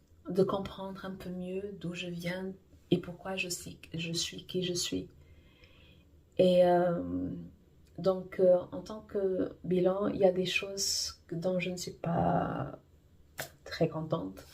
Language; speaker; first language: French; non-native, fluent; Portuguese